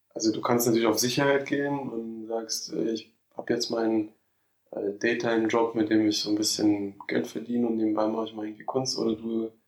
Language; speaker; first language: German; native; German